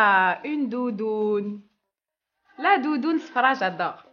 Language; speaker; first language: French; non-native, local second language; Arabic